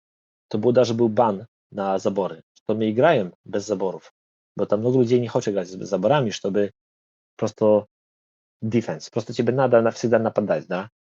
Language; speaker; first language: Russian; non-native, learner; Polish